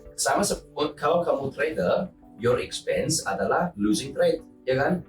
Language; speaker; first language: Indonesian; non-native, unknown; English